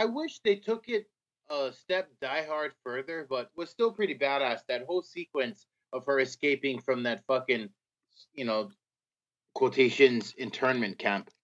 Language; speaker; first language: English; native; English